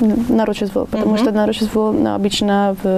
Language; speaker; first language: Russian; non-native, learner; Italian